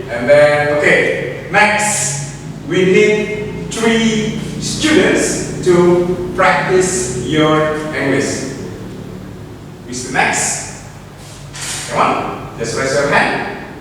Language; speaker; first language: English; non-native, fluent; Indonesian